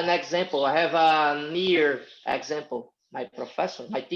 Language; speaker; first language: English; non-native, fluent; Portuguese